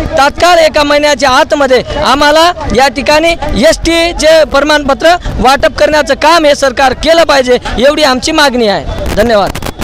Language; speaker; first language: Marathi; non-native, local second language; Lambadi